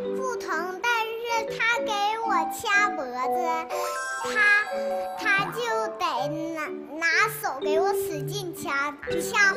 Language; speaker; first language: Chinese; native; Chinese